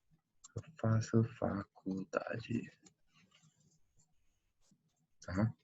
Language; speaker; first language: Portuguese; non-native, fluent; English